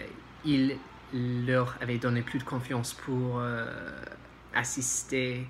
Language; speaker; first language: French; non-native, learner; English